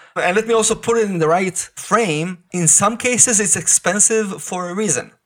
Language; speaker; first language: English; non-native, fluent; Hebrew